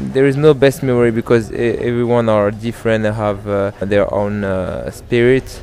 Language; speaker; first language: English; non-native, fluent; French